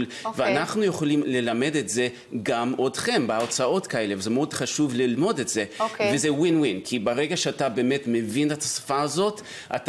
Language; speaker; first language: Hebrew; non-native, fluent; English